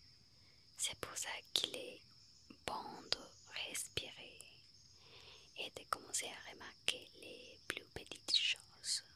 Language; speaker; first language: French; non-native, fluent; Spanish